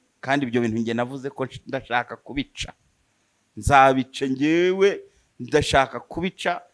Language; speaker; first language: Kinyarwanda; native; Kinyarwanda